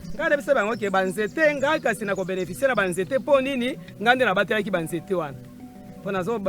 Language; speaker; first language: Lingala; native; Lingala